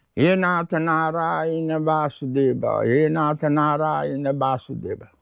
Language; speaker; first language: Nepali; native; Nepali